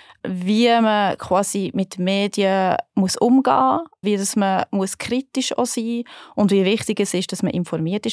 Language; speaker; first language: German; native; German